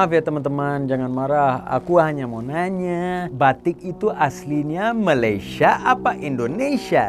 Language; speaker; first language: Indonesian; non-native, fluent; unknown